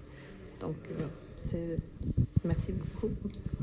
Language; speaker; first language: French; non-native, fluent; German